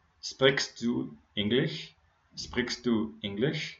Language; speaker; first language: German; non-native, learner; English